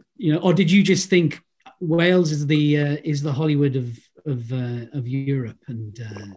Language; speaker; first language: English; native; English